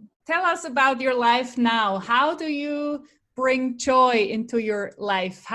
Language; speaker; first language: English; non-native, fluent; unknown